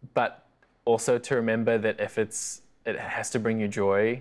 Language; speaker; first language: English; native; English